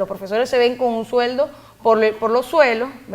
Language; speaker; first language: Spanish; native; Spanish